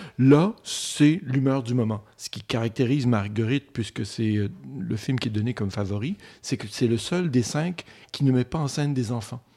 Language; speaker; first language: French; native; French